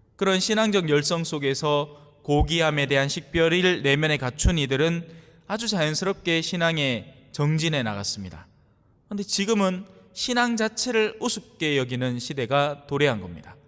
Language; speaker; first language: Korean; native; Korean